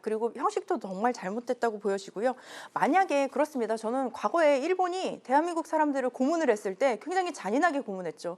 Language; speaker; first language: Korean; native; Korean